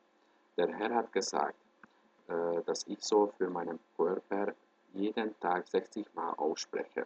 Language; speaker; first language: German; non-native, fluent; Hungarian